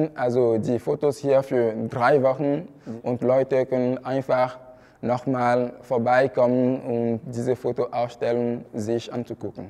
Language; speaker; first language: German; non-native, fluent; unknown